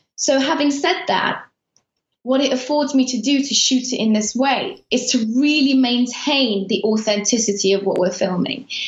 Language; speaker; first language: English; early bilingual, other home language; Persian